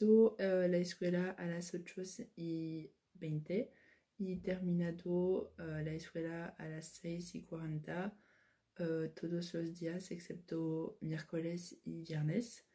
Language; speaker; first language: Spanish; non-native, learner; French